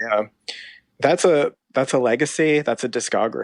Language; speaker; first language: English; native; English